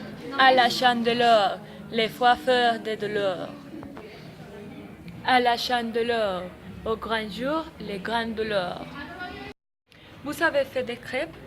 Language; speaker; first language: French; non-native, learner; Spanish